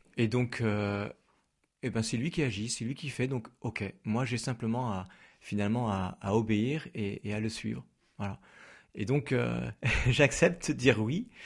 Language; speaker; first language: French; native; French